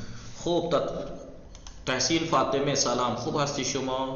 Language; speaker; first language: Persian; non-native, fluent; Urdu